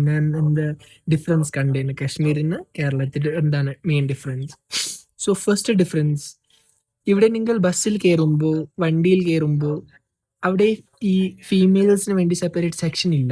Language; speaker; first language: Malayalam; non-native, fluent; Kashmiri